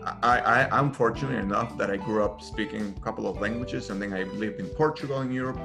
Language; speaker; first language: English; non-native, fluent; Spanish